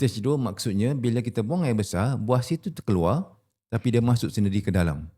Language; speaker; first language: Malay; native; Malay